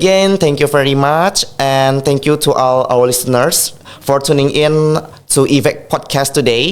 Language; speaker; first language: English; non-native, fluent; Indonesian